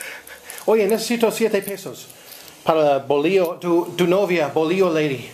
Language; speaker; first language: Spanish; non-native, learner; English